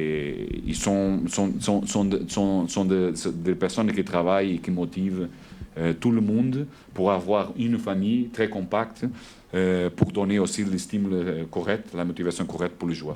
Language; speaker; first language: French; non-native, learner; Portuguese